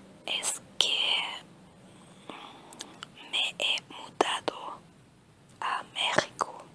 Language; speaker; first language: Spanish; non-native, learner; German